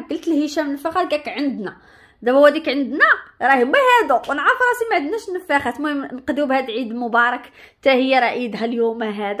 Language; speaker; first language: Arabic; native; Arabic